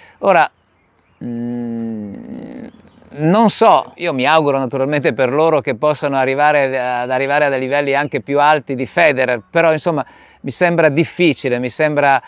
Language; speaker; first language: Italian; native; Italian